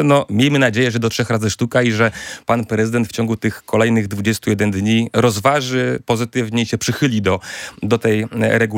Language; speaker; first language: Polish; native; Polish